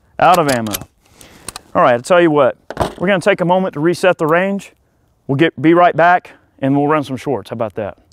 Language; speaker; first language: English; native; English